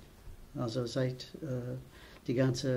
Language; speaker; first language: German; non-native, fluent; English